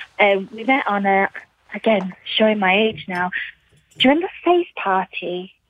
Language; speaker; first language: English; native; English